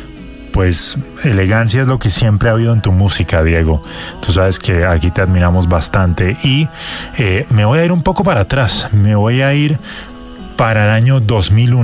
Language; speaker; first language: Spanish; native; Spanish